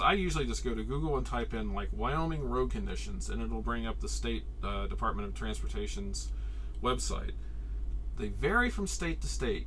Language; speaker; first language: English; native; English